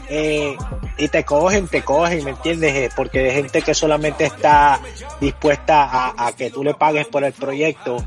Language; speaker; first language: Spanish; early bilingual, heritage; Spanish